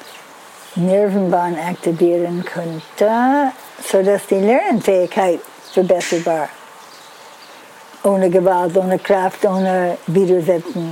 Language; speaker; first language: German; non-native, fluent; English